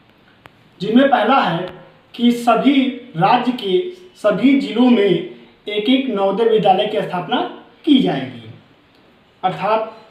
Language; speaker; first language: Hindi; native; Hindi